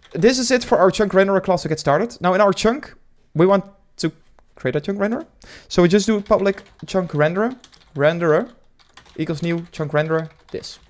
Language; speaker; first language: English; non-native, fluent; Dutch